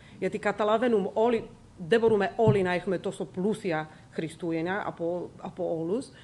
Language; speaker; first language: Greek; non-native, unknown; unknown